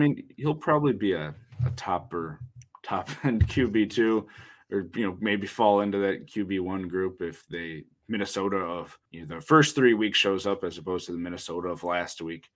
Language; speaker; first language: English; native; English